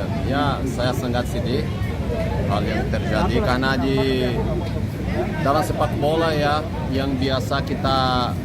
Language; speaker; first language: Indonesian; non-native, fluent; Portuguese